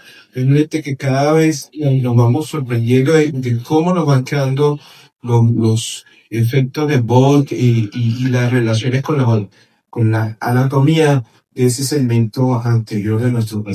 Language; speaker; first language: Spanish; native; Spanish